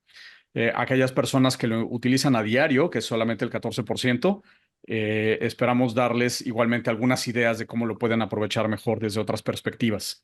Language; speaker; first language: Spanish; native; Spanish